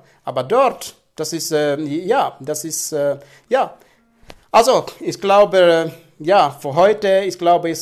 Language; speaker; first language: German; non-native, fluent; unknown